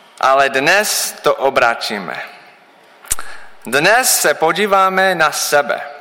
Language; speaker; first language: Czech; non-native, learner; English